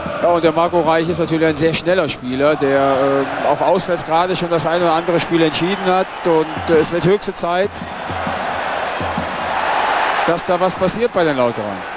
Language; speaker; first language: German; native; German